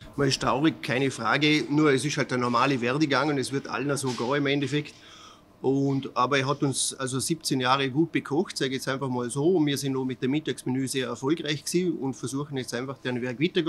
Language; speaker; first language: German; native; German